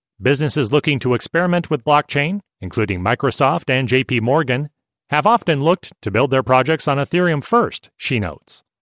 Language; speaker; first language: English; native; English